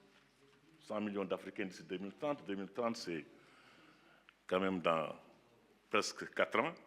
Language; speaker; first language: French; non-native, local second language; Wolof